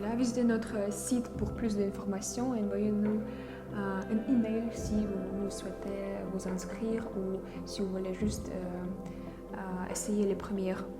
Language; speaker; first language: French; non-native, fluent; Russian